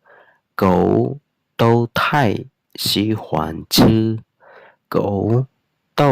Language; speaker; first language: Chinese; non-native, fluent; Khmer